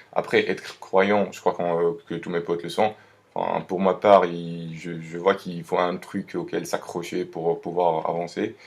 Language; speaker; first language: French; non-native, local second language; Arabic